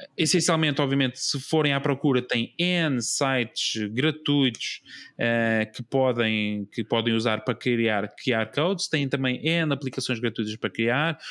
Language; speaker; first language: Portuguese; native; Portuguese